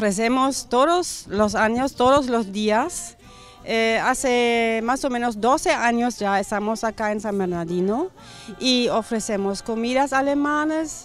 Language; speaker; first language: Spanish; non-native, fluent; German